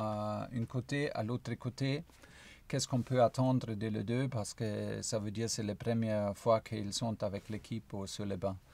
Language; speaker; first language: French; non-native, fluent; German